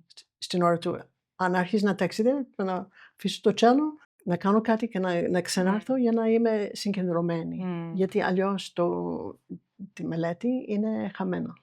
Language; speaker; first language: Greek; non-native, fluent; English